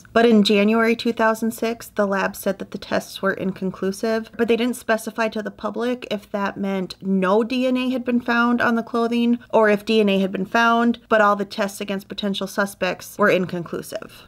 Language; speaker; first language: English; native; English